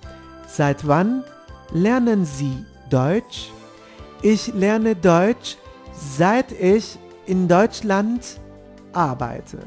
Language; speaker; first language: German; non-native, fluent; Turkish